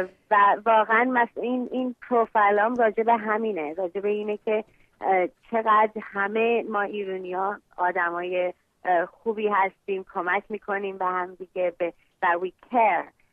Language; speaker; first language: Persian; early bilingual, heritage; Persian